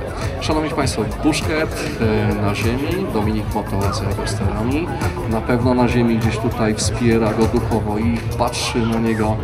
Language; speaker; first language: Polish; native; Polish